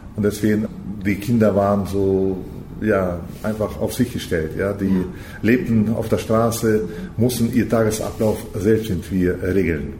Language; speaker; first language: German; early bilingual, heritage; German